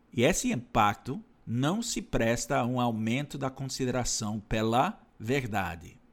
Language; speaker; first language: Portuguese; non-native, fluent; English